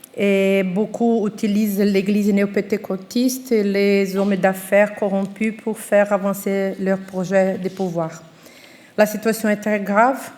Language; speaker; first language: French; non-native, fluent; Portuguese